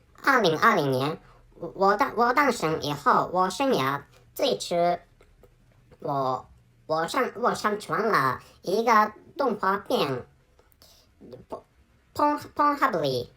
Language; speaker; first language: Chinese; non-native, learner; Japanese